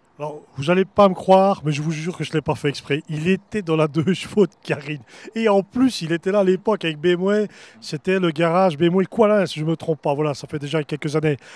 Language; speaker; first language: French; native; French